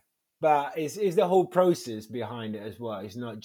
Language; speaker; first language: English; non-native, fluent; Spanish